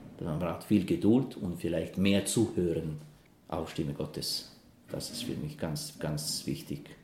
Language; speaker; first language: German; non-native, fluent; Russian